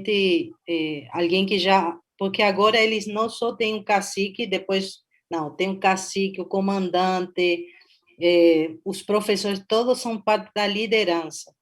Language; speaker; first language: Portuguese; non-native, fluent; Spanish